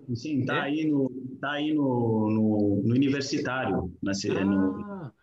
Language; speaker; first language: Portuguese; non-native, fluent; Hausa